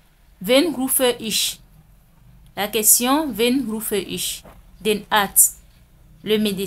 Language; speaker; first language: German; non-native, fluent; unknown